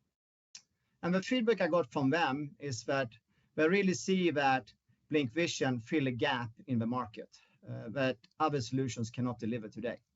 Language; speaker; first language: English; non-native, fluent; Swedish